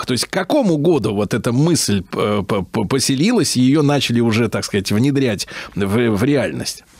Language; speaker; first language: Russian; native; Russian